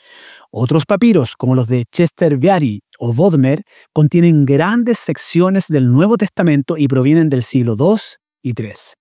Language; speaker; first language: Spanish; native; Spanish